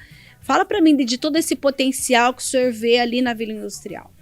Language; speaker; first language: Portuguese; native; Portuguese